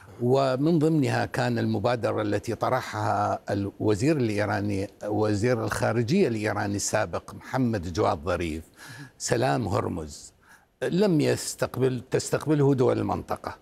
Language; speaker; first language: Arabic; non-native, fluent; Persian